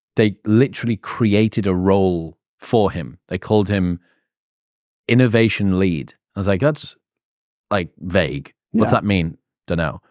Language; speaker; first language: English; native; English